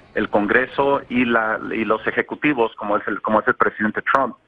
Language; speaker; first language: Spanish; native; Spanish